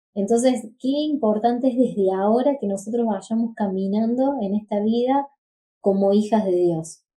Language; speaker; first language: Spanish; native; Spanish